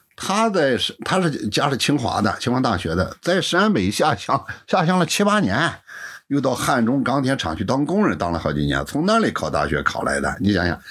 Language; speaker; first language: Chinese; native; Chinese